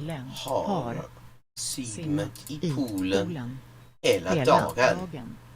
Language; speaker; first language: Swedish; non-native, learner; English